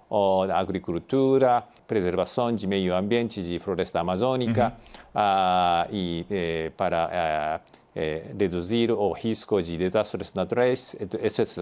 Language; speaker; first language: Portuguese; non-native, fluent; Japanese